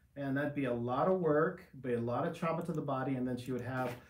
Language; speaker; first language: English; native; English